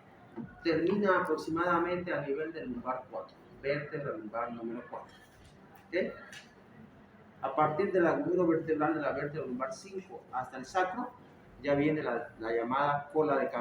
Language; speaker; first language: Spanish; native; Spanish